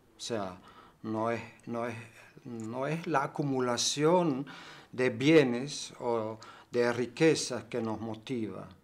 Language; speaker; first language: Spanish; non-native, fluent; German